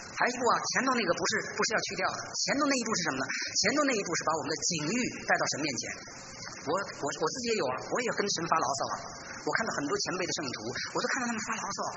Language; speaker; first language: Chinese; native; Chinese